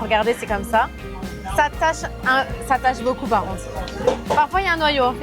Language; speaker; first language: French; native; French